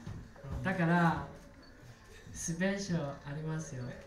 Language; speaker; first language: Japanese; non-native, learner; Chinese